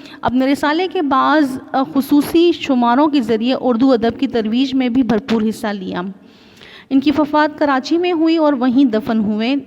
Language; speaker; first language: Urdu; non-native, local second language; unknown